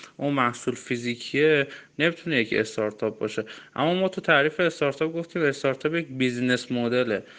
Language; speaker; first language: Persian; non-native, local second language; Armenian